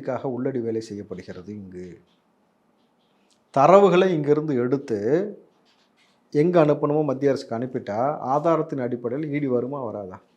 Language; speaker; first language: Tamil; native; Tamil